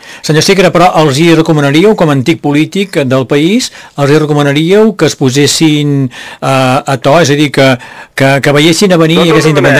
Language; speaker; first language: Catalan; native; Catalan